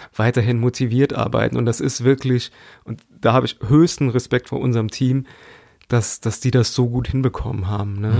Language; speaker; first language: German; native; German